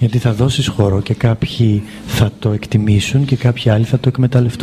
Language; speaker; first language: Greek; native; Greek